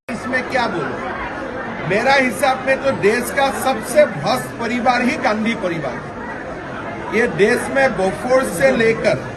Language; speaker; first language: Hindi; non-native, local second language; Assamese